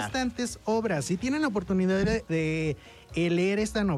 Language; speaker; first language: Spanish; native; Spanish